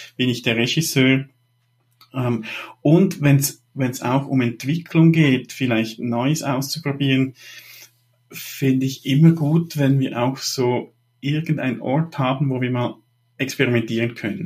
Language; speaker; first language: German; native; German